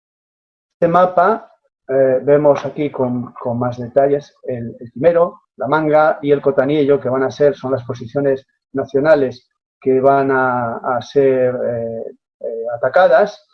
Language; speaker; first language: Spanish; native; Spanish